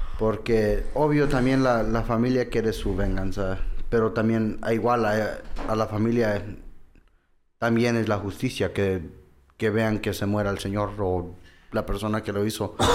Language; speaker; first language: Spanish; early bilingual, heritage; English